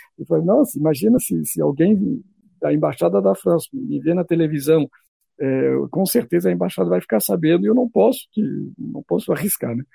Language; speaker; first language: Portuguese; non-native, fluent; French